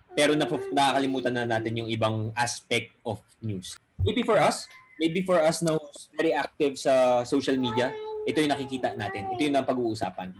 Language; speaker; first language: Filipino; non-native, local second language; Bikol